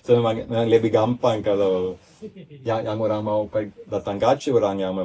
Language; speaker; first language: Indonesian; non-native, fluent; Swedish